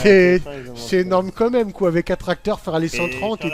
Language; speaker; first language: French; native; French